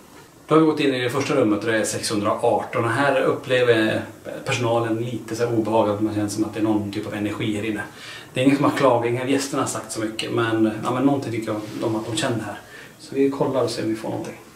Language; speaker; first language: Swedish; native; Swedish